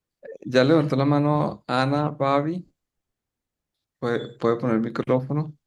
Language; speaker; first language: Spanish; native; Spanish